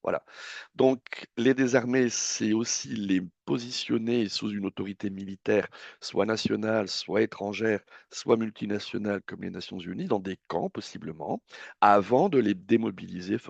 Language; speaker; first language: French; native; French